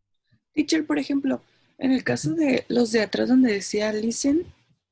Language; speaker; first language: Spanish; native; Spanish